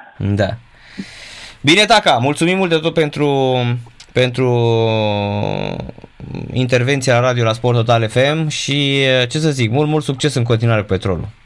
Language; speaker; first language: Romanian; native; Romanian